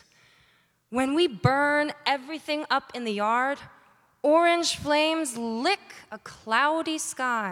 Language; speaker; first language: English; native; English